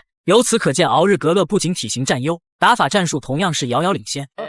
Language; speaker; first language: Chinese; native; Chinese